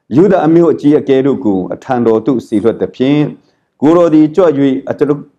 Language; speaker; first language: Burmese; non-native, local second language; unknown